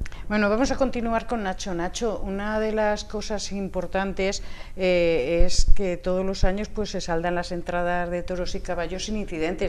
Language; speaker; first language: Spanish; native; Spanish